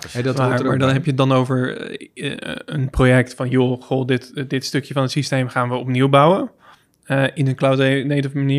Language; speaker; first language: Dutch; native; Dutch